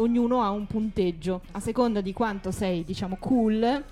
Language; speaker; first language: Italian; native; Italian